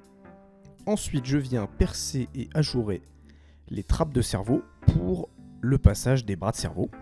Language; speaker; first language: French; native; French